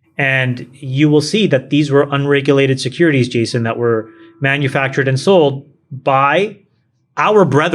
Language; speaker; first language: English; native; English